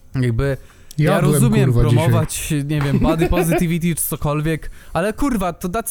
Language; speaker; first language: Polish; native; Polish